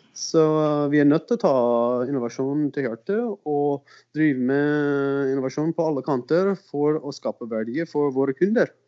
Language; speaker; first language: Norwegian; non-native, fluent; English